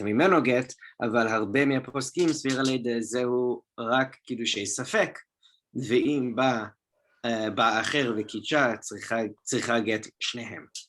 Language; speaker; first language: Hebrew; non-native, fluent; English